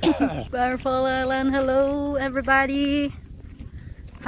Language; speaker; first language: English; non-native, local second language; Filipino